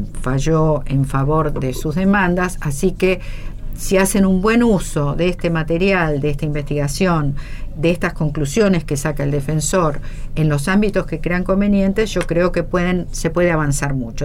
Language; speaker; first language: Spanish; native; Spanish